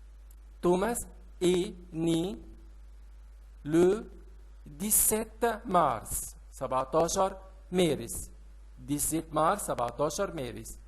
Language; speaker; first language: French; non-native, fluent; Arabic